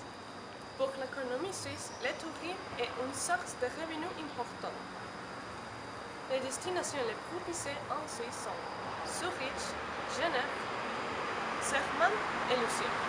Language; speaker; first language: French; non-native, learner; Spanish